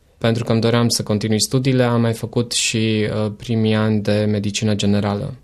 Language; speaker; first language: Romanian; native; Romanian